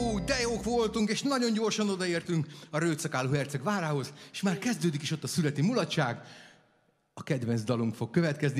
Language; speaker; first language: Hungarian; native; Hungarian